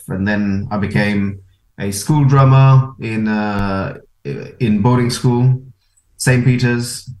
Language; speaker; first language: English; non-native, local second language; Konkani